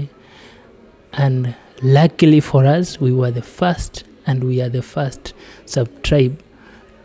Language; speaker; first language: English; non-native, local second language; Kalenjin